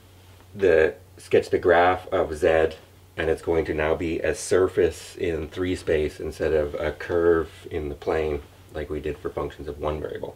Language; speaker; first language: English; native; English